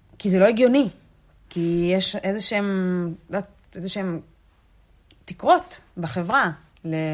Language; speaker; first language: Hebrew; early bilingual, other home language; Russian